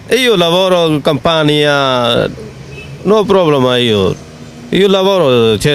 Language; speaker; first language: Italian; non-native, learner; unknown